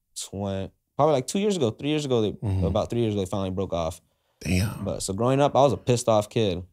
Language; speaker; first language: English; native; English